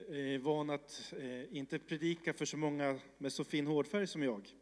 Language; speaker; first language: Swedish; early bilingual, other home language; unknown